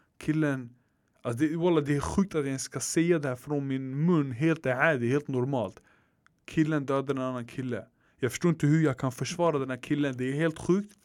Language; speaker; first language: Swedish; early bilingual, other home language; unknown